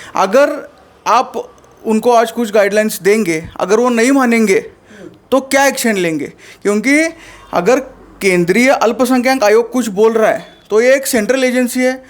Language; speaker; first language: Hindi; non-native, local second language; Marathi